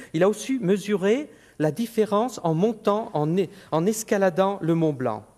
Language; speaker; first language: French; native; French